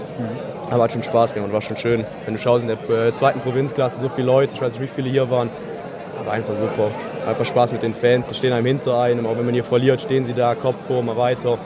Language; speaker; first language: German; native; German